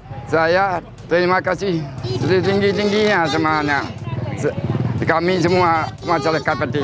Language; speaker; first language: Indonesian; non-native, local second language; Achinese